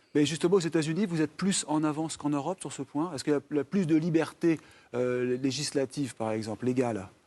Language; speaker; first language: French; native; French